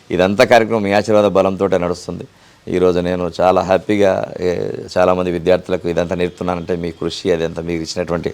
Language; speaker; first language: Telugu; non-native, local second language; Urdu